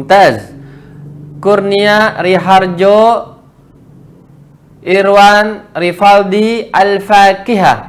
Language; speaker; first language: Arabic; non-native, fluent; Indonesian